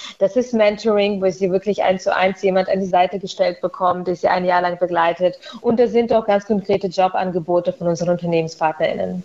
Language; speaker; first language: German; early bilingual, other home language; Russian